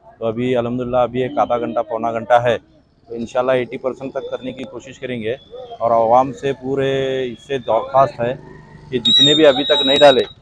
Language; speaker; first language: Hindi; native; Hindi